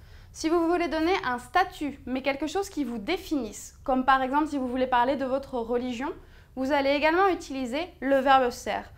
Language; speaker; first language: French; native; French